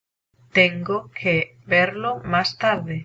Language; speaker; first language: Spanish; non-native, learner; English